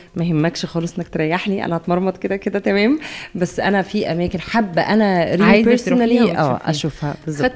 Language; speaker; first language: Arabic; native; Arabic